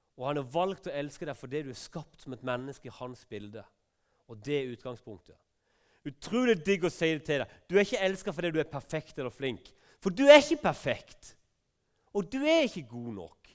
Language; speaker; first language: Norwegian; native; Norwegian